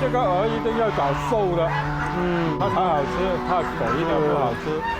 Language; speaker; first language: Chinese; non-native, local second language; Cantonese